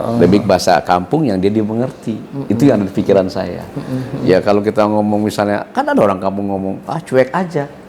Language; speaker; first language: Indonesian; non-native, local second language; Sundanese